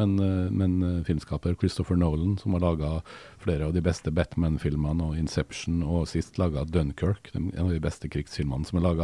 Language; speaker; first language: Norwegian; native; Norwegian